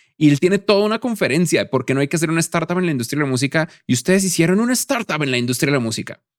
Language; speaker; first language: Spanish; native; Spanish